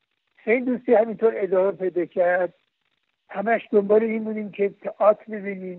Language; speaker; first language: Persian; native; Persian